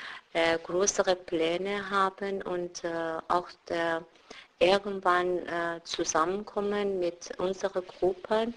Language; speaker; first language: German; non-native, fluent; Persian